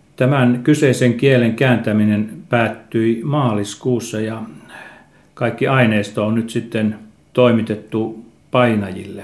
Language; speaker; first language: Finnish; native; Finnish